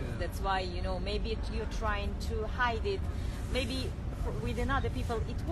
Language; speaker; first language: English; non-native, learner; Russian